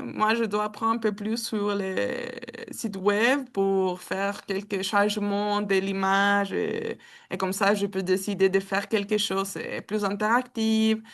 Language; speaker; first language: French; non-native, learner; Spanish